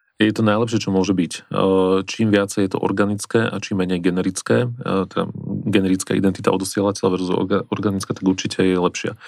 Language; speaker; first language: Slovak; native; Slovak